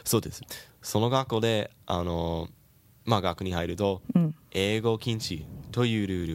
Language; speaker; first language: Japanese; non-native, learner; English